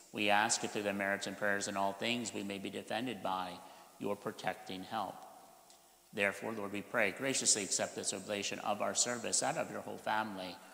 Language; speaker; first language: English; native; English